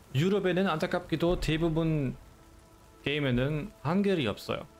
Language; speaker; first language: Korean; non-native, fluent; German